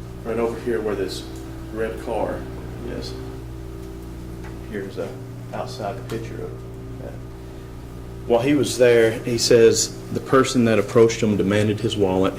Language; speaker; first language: English; native; English